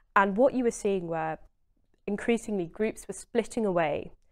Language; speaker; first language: English; native; English